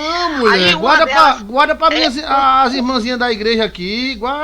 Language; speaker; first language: Portuguese; native; Portuguese